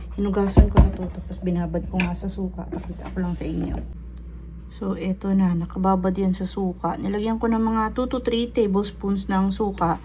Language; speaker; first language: Filipino; native; Filipino